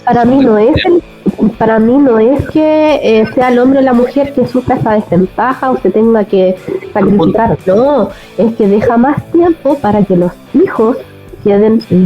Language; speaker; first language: Spanish; native; Spanish